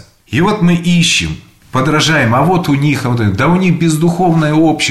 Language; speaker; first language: Russian; native; Russian